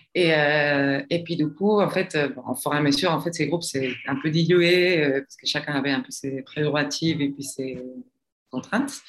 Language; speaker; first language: French; non-native, fluent; Spanish